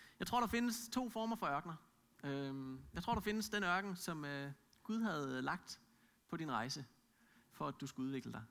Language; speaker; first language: Danish; native; Danish